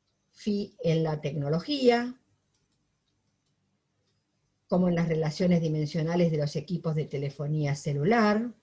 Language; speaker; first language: Spanish; native; Spanish